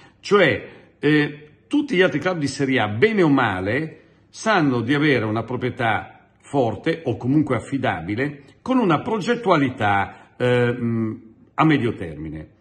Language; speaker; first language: Italian; native; Italian